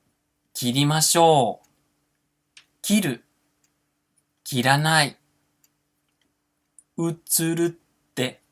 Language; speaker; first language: Japanese; non-native, fluent; Portuguese